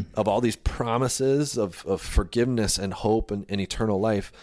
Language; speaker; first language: English; native; English